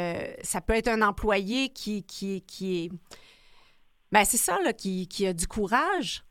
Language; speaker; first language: French; native; French